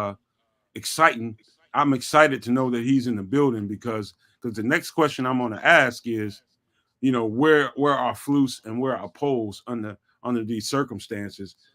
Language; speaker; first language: English; native; English